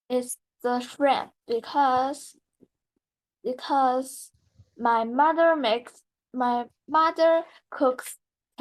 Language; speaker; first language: English; non-native, learner; Chinese